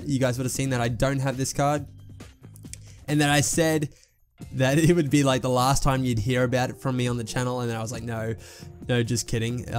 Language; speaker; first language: English; native; English